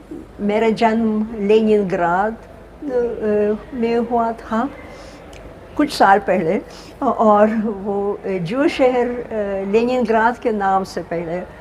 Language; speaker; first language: Hindi; non-native, fluent; Russian